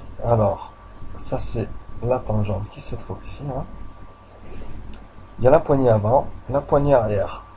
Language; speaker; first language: French; native; French